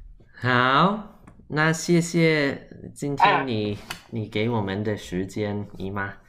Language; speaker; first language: Chinese; early bilingual, heritage; Chinese